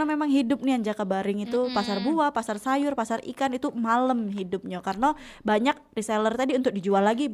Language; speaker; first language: Indonesian; native; Indonesian